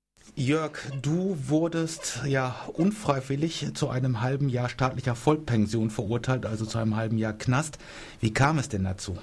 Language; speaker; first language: German; native; German